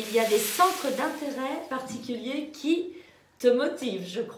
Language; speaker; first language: French; native; French